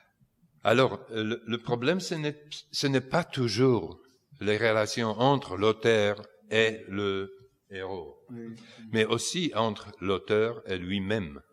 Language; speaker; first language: French; non-native, fluent; Polish